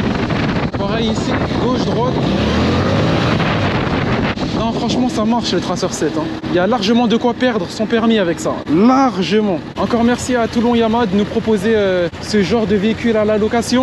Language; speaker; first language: French; native; French